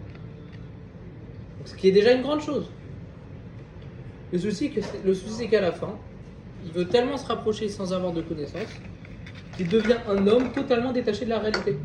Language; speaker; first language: French; native; French